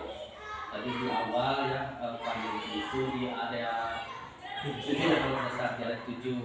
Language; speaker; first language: Indonesian; native; Indonesian